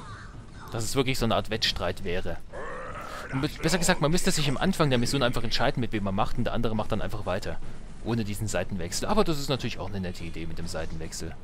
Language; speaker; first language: German; native; German